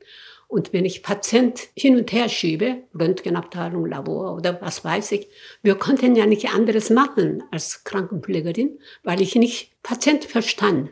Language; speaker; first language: German; non-native, learner; Korean